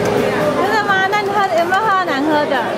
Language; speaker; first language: Chinese; early bilingual, heritage; Chinese